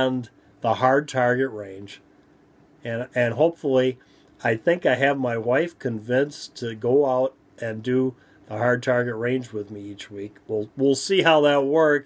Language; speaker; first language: English; native; English